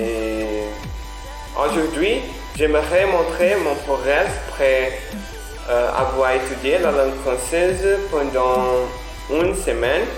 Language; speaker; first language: French; non-native, learner; Portuguese